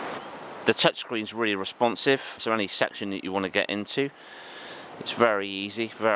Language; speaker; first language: English; native; English